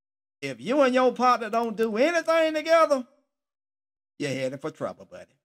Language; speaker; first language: English; native; English